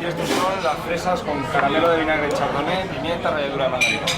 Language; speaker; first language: Spanish; native; Spanish